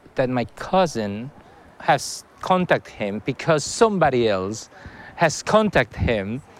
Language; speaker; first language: English; non-native, fluent; Spanish